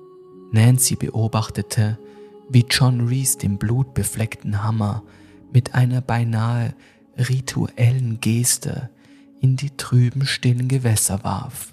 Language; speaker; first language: German; native; German